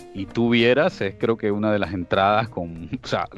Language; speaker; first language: Spanish; native; Spanish